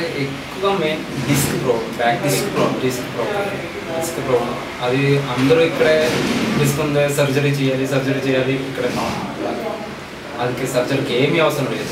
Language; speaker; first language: Telugu; non-native, learner; Malayalam